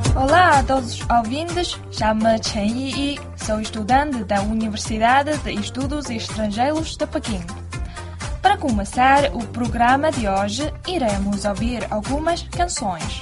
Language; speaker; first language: Portuguese; non-native, learner; Chinese